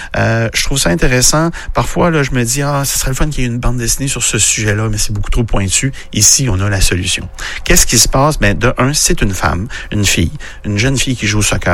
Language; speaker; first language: French; native; French